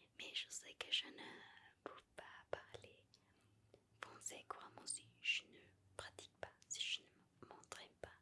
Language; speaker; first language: French; non-native, learner; Spanish